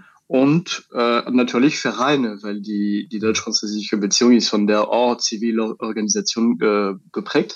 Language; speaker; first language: German; non-native, fluent; French